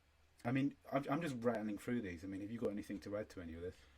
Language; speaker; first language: English; native; English